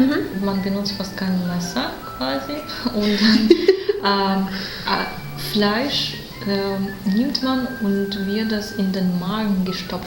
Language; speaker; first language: German; non-native, learner; Russian